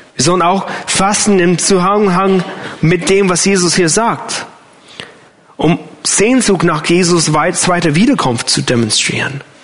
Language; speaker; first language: German; non-native, fluent; English